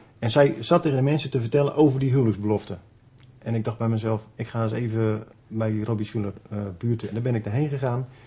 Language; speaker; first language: Dutch; native; Dutch